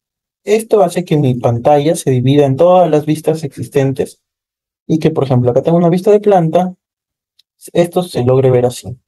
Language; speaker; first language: Spanish; native; Spanish